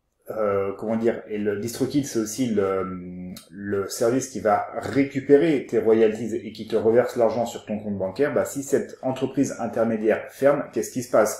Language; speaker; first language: French; native; French